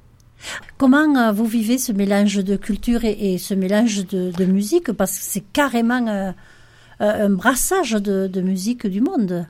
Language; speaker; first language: French; native; French